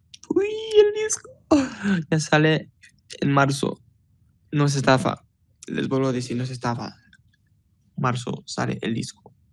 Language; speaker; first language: Spanish; early bilingual, heritage; Spanish